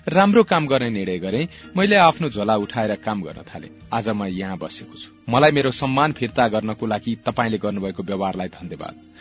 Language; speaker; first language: Nepali; native; Nepali